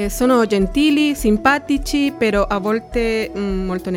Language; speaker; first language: Italian; non-native, fluent; Spanish